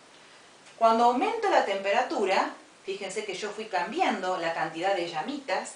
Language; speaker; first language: Spanish; native; Spanish